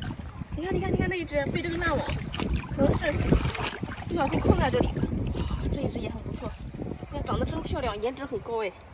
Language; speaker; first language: Chinese; native; Chinese